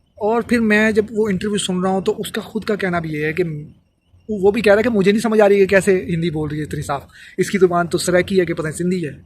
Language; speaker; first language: Urdu; native; Urdu